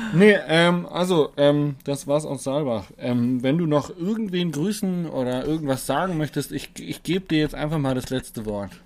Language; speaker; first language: German; native; German